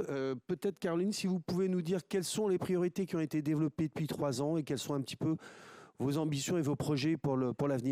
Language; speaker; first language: French; native; French